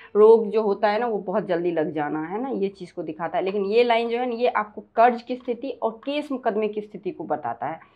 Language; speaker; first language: Hindi; native; Hindi